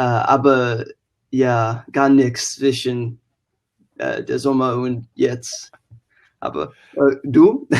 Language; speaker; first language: German; non-native, learner; English